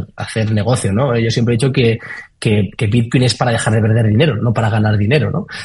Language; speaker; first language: Spanish; native; Spanish